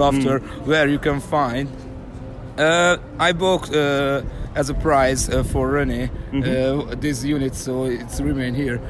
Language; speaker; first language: English; non-native, learner; Hungarian